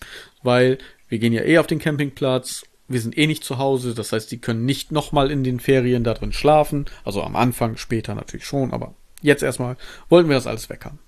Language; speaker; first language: German; native; German